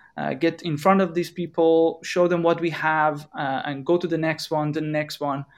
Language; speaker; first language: English; non-native, fluent; Persian